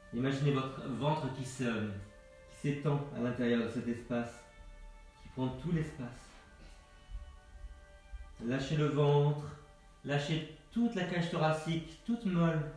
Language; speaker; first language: French; native; French